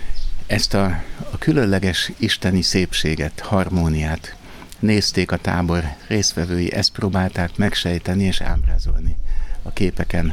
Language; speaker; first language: Hungarian; native; Hungarian